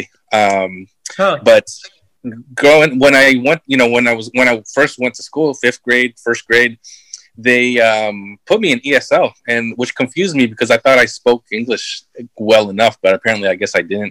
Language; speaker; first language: English; early bilingual, other home language; Filipino